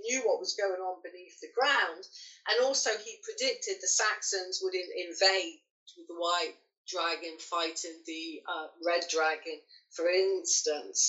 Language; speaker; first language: English; native; English